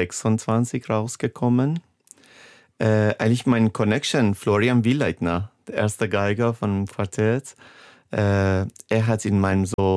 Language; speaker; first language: German; non-native, fluent; Persian